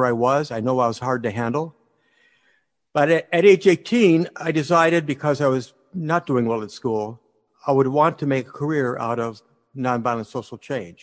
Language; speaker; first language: English; native; English